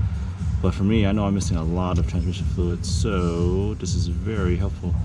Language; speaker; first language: English; native; English